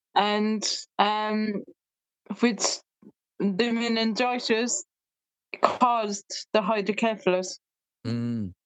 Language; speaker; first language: English; native; English